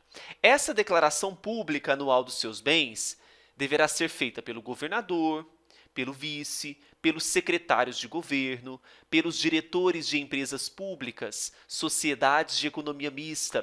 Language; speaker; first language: Portuguese; native; Portuguese